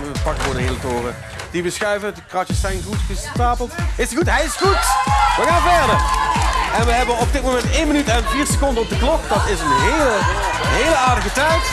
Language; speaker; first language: Dutch; native; Dutch